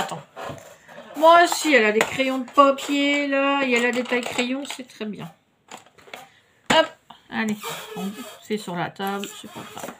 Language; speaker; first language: French; native; French